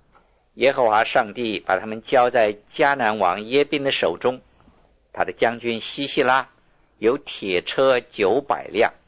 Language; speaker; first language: Chinese; native; Chinese